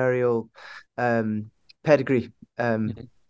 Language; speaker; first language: English; native; English